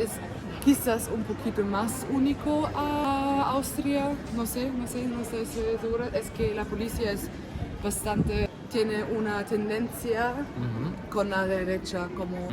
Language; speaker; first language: Spanish; non-native, fluent; German